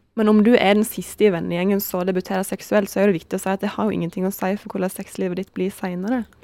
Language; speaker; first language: Norwegian; native; Norwegian